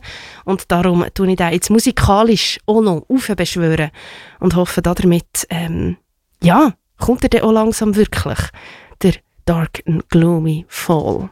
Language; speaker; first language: German; native; German